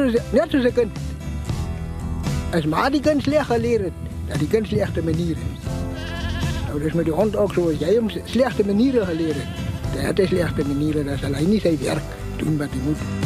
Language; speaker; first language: Dutch; non-native, learner; Afrikaans